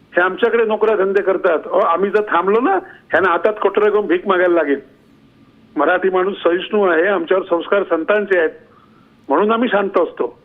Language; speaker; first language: Marathi; native; Marathi